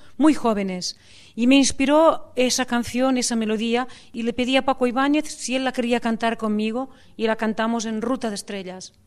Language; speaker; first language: Spanish; non-native, local second language; Catalan